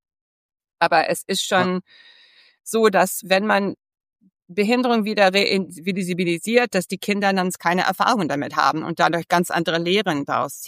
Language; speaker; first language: German; early bilingual, heritage; English